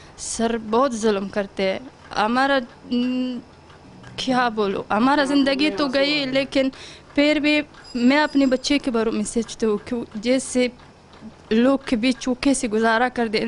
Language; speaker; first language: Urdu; non-native, learner; Pashto